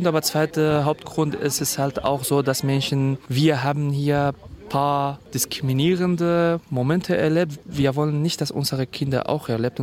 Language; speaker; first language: German; non-native, fluent; Kurdish